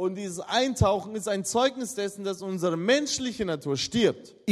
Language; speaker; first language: German; non-native, fluent; Russian